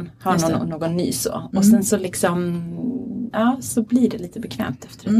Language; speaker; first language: Swedish; native; Swedish